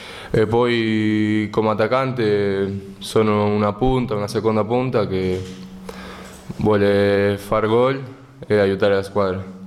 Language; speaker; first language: Italian; non-native, learner; Spanish